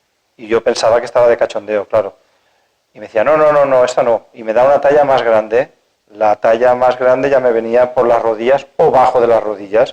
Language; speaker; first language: Spanish; native; Spanish